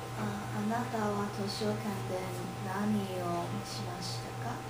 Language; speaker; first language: Japanese; non-native, learner; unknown